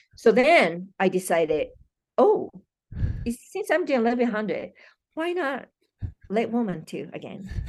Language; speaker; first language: English; non-native, fluent; Japanese